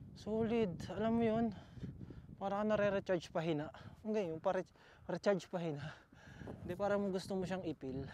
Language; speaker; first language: Filipino; native; Filipino